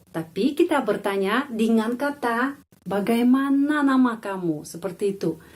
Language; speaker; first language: Indonesian; non-native, fluent; Russian